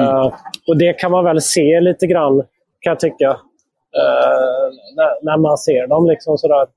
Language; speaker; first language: Swedish; native; Swedish